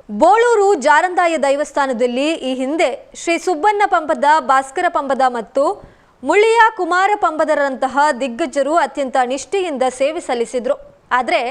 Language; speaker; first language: Kannada; native; Kannada